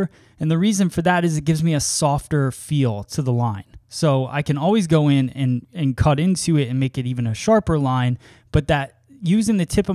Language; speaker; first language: English; native; English